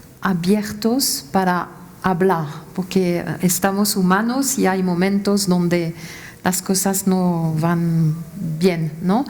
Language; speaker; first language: Spanish; non-native, fluent; French